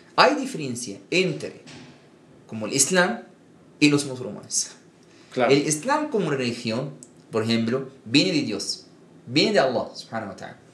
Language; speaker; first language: Spanish; non-native, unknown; Arabic